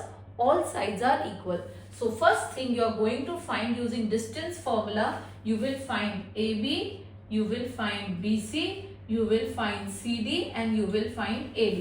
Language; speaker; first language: English; non-native, local second language; Hindi